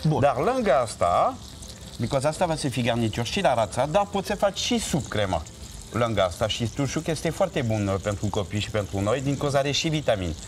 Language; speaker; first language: Romanian; non-native, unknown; French